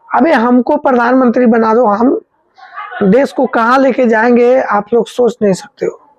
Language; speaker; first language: Hindi; native; Hindi